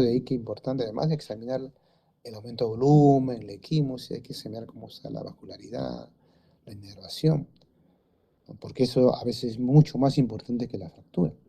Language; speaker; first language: Spanish; native; Spanish